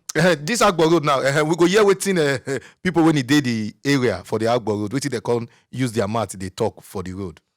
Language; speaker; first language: Nigerian Pidgin; native; Nigerian Pidgin